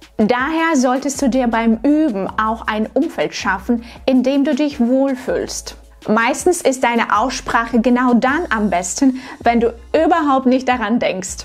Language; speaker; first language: German; non-native, fluent; Russian